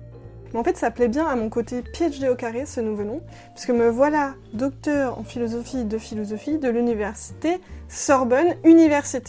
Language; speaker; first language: French; native; French